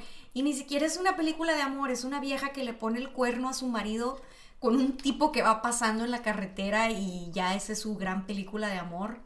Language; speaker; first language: Spanish; native; Spanish